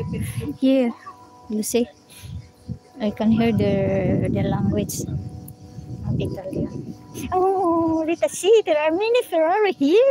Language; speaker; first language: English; non-native, learner; Filipino